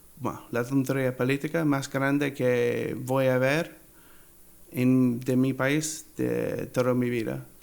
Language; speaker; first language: Spanish; non-native, learner; English